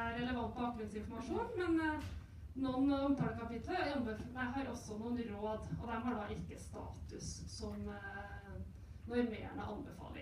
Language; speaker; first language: Norwegian; native; Norwegian